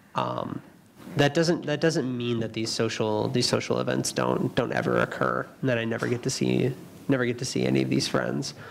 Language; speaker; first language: English; native; English